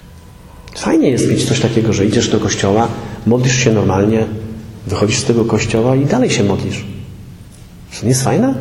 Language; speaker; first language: Polish; native; Polish